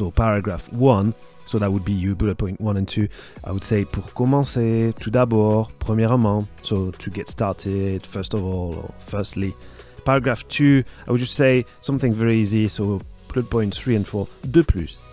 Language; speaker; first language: English; native; English